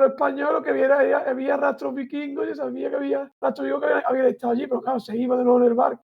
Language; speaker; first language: Spanish; native; Spanish